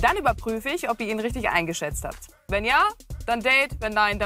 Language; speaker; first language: German; native; German